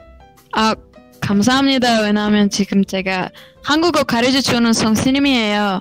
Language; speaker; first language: Korean; non-native, learner; Uzbek